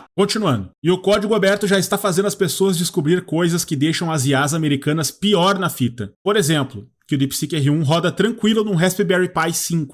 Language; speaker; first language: Portuguese; native; Portuguese